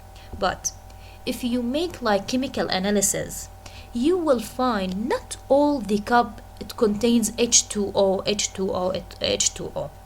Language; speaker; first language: English; non-native, fluent; Arabic